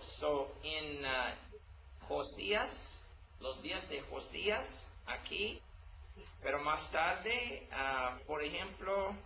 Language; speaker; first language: Spanish; non-native, learner; English